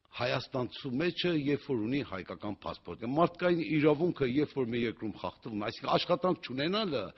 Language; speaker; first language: Armenian; early bilingual, heritage; Armenian